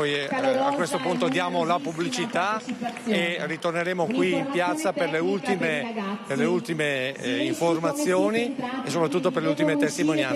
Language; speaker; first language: Italian; native; Italian